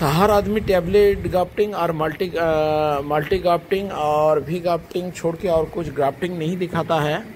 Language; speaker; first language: Hindi; non-native, local second language; Bangla